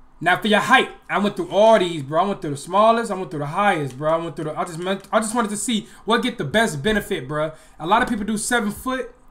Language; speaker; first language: English; native; English